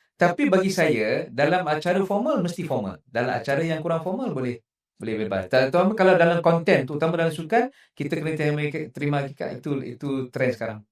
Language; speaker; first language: Malay; native; Malay